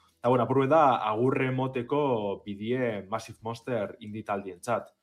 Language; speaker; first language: Basque; native; Basque